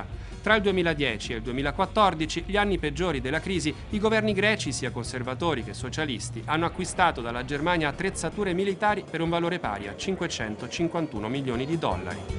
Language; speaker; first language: Italian; native; Italian